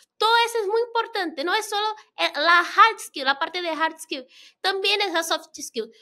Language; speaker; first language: Spanish; non-native, fluent; Portuguese